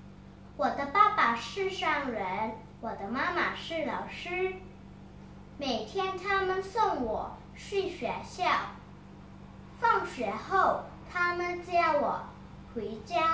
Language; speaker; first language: Chinese; non-native, learner; Thai